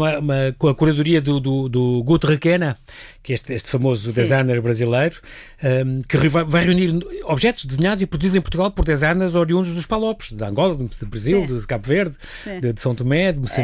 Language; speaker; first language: Portuguese; native; Portuguese